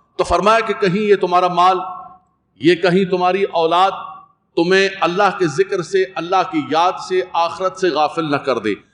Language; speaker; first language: Urdu; native; Urdu